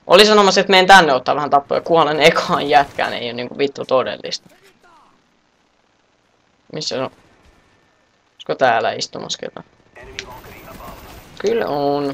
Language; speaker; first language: Finnish; native; Finnish